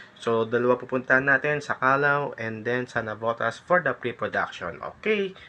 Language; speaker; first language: Filipino; native; Filipino